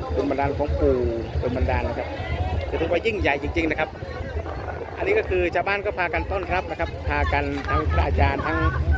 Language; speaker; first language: Thai; native; Thai